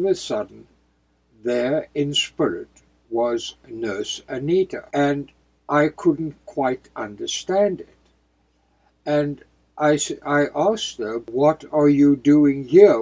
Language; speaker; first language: English; native; English